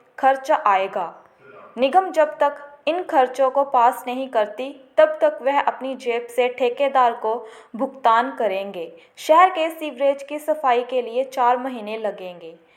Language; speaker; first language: Hindi; non-native, local second language; Punjabi